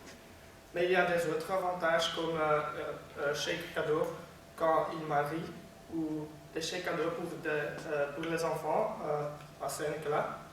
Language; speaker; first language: French; non-native, learner; Dutch